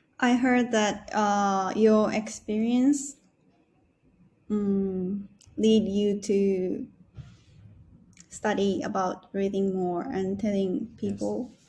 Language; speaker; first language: English; non-native, learner; Japanese